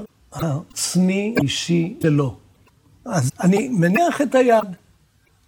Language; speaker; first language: Hebrew; native; Hebrew